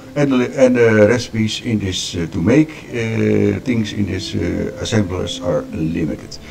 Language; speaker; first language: English; non-native, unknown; Dutch